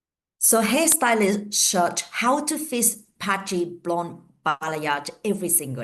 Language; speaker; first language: English; non-native, fluent; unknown